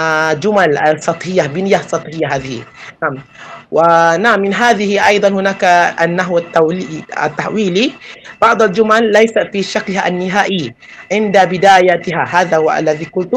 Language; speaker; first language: Arabic; non-native, fluent; Malay